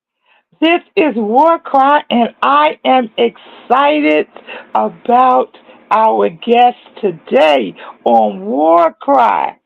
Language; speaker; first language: English; native; English